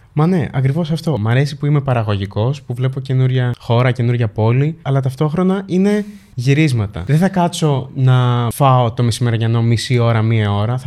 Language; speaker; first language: Greek; early bilingual, other home language; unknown